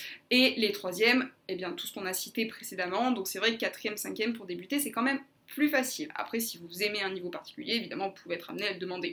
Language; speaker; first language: French; native; French